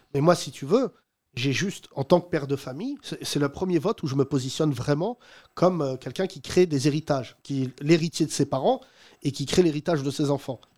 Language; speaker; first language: French; early bilingual, other home language; Arabic